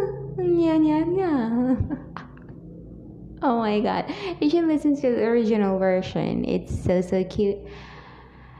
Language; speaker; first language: English; non-native, local second language; Cebuano